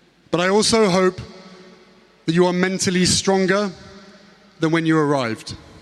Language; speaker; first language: English; native; English